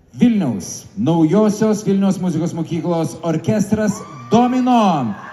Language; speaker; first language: Lithuanian; native; Lithuanian